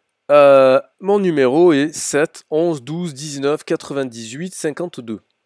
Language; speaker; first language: French; native; French